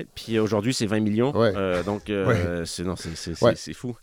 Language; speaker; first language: French; native; French